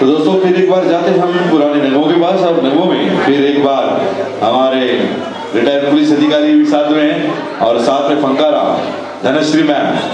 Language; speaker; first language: Hindi; non-native, local second language; Marathi